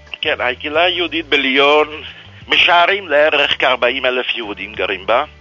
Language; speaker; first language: Hebrew; non-native, fluent; French